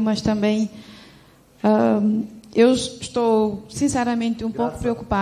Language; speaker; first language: Portuguese; non-native, local second language; Kabuverdianu